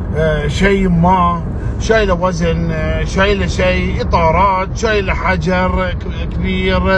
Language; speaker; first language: Arabic; native; Arabic